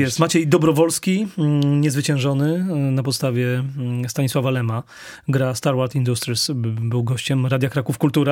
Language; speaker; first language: Polish; native; Polish